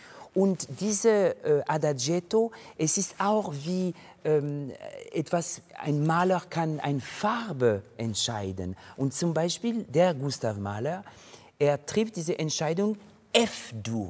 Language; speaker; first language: German; non-native, fluent; French